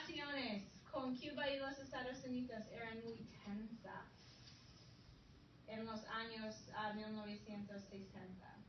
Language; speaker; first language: Spanish; non-native, fluent; English